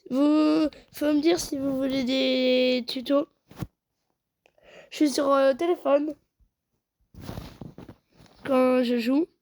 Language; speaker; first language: French; native; French